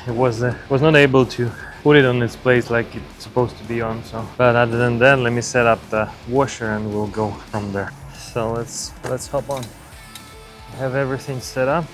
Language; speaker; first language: English; non-native, fluent; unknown